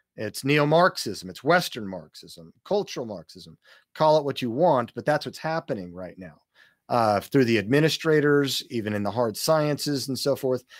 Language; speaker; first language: English; native; English